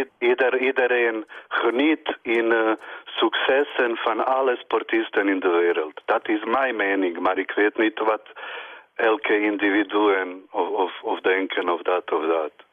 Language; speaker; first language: Dutch; non-native, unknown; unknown